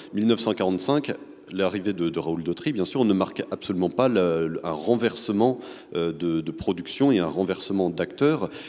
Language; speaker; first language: French; native; French